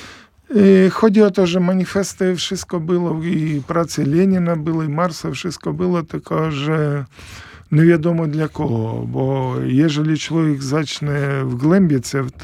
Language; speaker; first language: Polish; non-native, fluent; Ukrainian